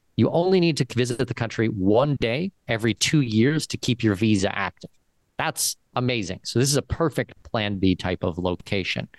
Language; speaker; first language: English; native; English